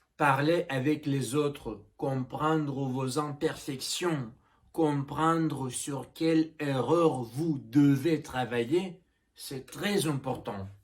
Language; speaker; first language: French; non-native, learner; Russian